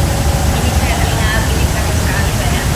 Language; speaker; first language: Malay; non-native, local second language; Javanese